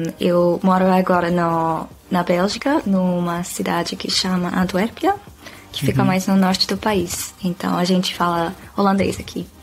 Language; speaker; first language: Portuguese; non-native, fluent; Dutch